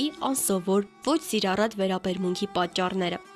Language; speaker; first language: Armenian; native; Armenian